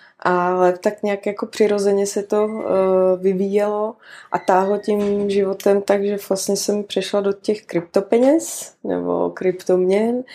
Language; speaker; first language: Czech; native; Czech